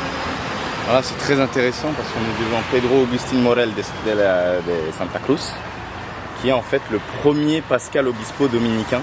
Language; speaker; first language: French; native; French